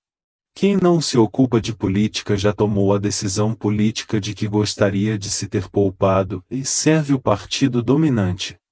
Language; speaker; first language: Portuguese; native; Portuguese